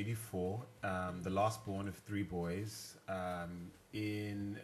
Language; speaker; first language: English; non-native, local second language; North Ndebele